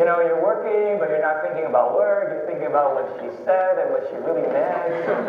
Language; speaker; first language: English; early bilingual, other home language; Chinese